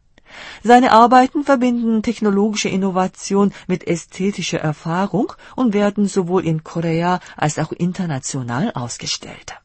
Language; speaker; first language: German; non-native, fluent; Korean